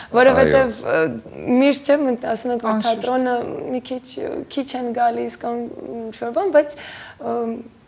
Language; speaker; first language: Armenian; native; Armenian